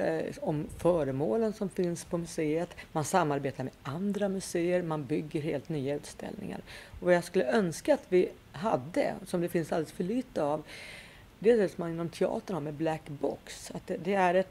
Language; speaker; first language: Swedish; native; Swedish